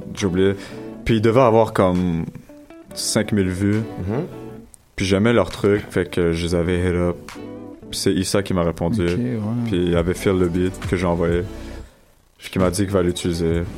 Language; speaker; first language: French; non-native, local second language; Arabic